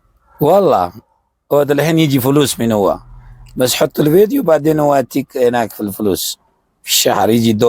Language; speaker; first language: Arabic; non-native, learner; Urdu